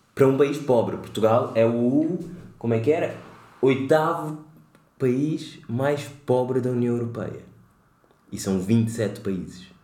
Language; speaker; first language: Portuguese; native; Portuguese